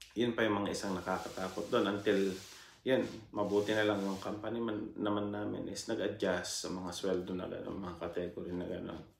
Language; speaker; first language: Filipino; native; Filipino